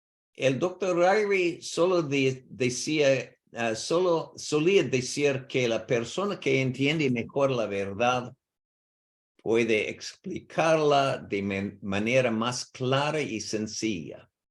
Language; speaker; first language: Spanish; non-native, learner; English